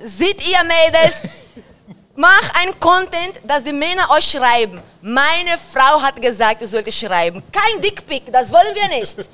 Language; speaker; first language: German; non-native, fluent; Portuguese